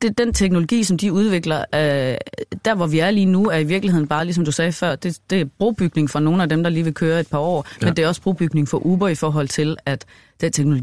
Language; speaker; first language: Danish; native; Danish